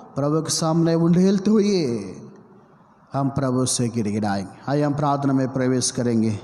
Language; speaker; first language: Hindi; non-native, local second language; Telugu